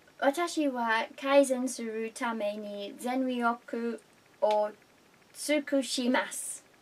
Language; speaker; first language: Japanese; non-native, learner; English